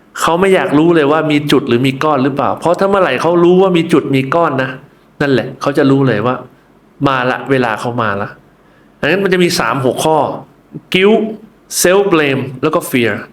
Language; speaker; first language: Thai; native; Thai